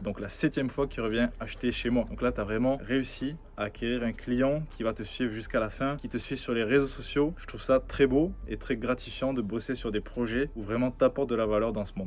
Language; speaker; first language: French; native; French